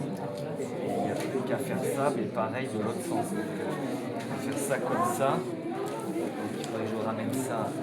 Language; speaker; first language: French; native; French